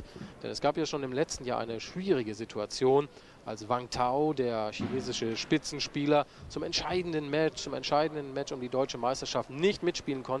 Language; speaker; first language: German; native; German